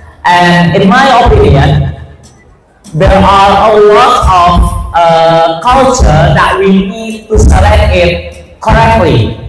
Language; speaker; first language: English; non-native, fluent; Indonesian